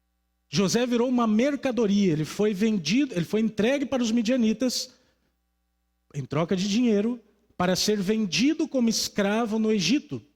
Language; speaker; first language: Portuguese; native; Portuguese